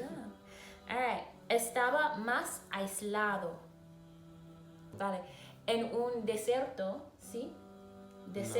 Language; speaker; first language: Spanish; non-native, learner; English